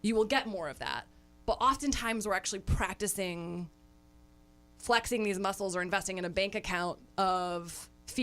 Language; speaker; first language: English; native; English